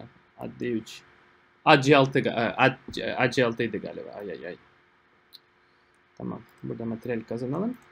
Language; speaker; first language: Turkish; non-native, fluent; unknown